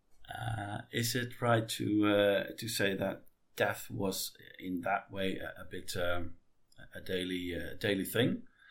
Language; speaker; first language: English; non-native, fluent; Dutch